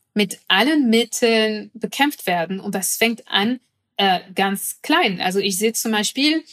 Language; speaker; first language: German; non-native, fluent; French